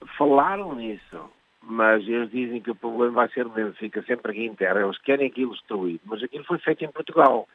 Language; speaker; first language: Portuguese; native; Portuguese